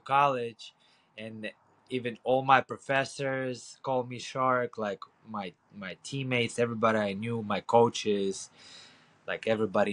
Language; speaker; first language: English; non-native, fluent; Ukrainian